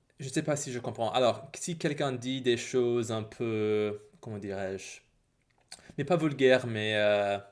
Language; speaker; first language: French; non-native, learner; English